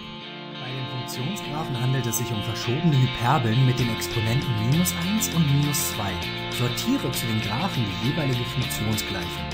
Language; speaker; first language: German; native; German